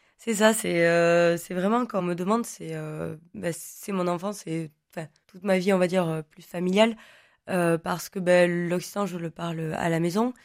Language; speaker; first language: French; non-native, local second language; Occitan